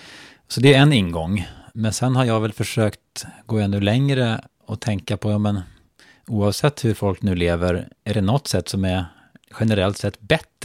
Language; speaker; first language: Swedish; native; Swedish